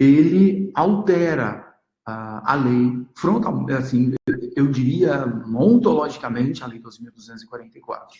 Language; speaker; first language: Portuguese; native; Portuguese